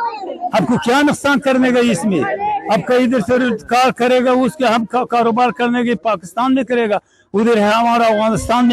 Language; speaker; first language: Hindi; non-native, learner; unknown